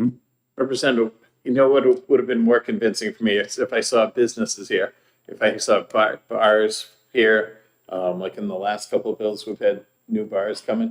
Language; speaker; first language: English; native; English